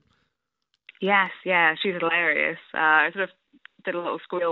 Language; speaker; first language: English; native; English